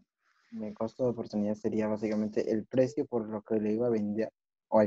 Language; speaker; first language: Spanish; native; Spanish